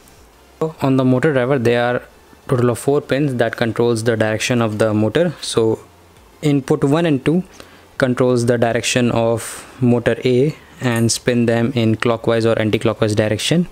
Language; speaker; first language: English; non-native, local second language; Hindi